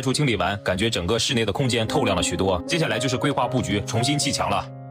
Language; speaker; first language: Chinese; native; Chinese